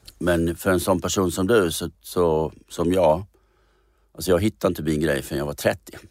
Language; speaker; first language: Swedish; native; Swedish